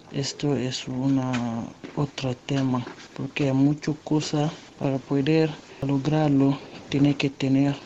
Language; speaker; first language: Spanish; non-native, learner; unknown